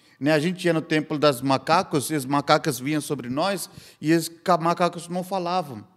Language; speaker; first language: Portuguese; non-native, fluent; Hindi